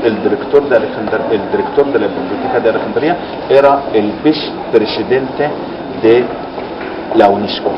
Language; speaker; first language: Spanish; non-native, fluent; Arabic